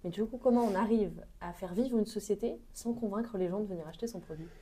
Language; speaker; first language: French; native; French